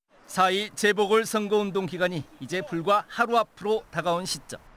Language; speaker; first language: Korean; native; Korean